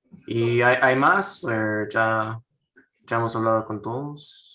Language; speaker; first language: Spanish; non-native, fluent; English